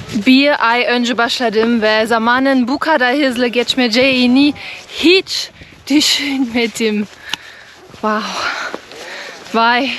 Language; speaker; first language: Turkish; non-native, learner; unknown